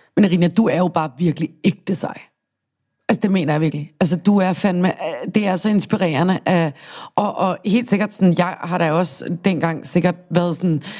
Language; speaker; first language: Danish; native; Danish